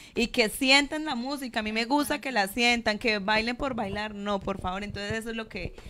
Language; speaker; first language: Spanish; native; Spanish